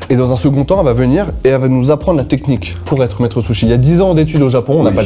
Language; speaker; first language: French; native; French